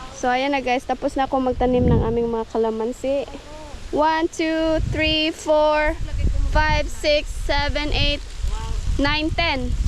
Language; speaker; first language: Filipino; non-native, local second language; Cebuano